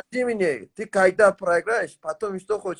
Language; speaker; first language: Russian; non-native, learner; Tajik